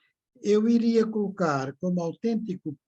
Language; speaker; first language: Portuguese; native; Portuguese